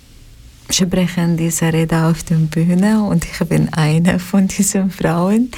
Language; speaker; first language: German; non-native, learner; Arabic